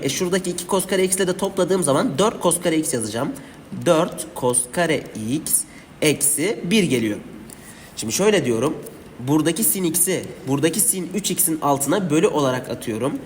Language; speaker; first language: Turkish; native; Turkish